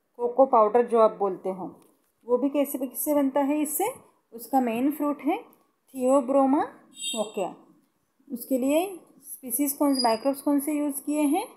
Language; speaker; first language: Hindi; non-native, local second language; Marathi